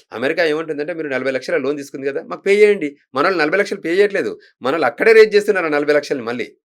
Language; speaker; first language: Telugu; native; Telugu